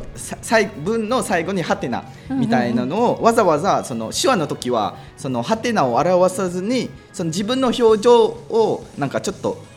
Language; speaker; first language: Japanese; non-native, fluent; Malay